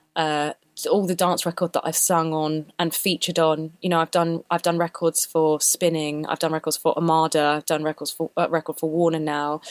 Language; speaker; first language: English; native; English